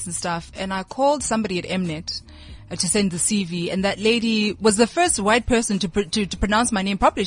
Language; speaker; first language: English; non-native, local second language; Southern Sotho